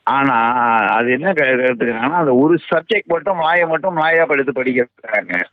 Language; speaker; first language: Tamil; native; Tamil